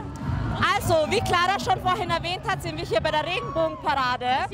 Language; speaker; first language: German; native; German